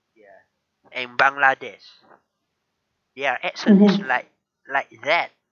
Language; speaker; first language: English; non-native, learner; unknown